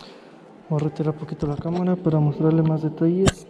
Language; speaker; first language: Spanish; native; Spanish